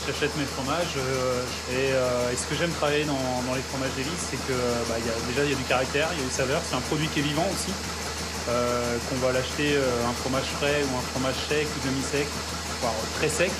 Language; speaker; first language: French; native; French